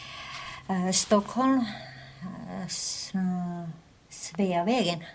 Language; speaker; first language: Swedish; non-native, learner; Finnish